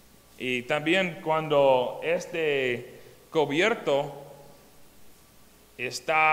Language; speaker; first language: Spanish; non-native, learner; English